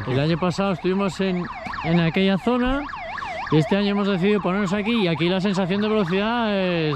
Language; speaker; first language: Spanish; native; Spanish